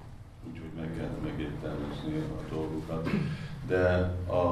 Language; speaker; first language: Hungarian; non-native, fluent; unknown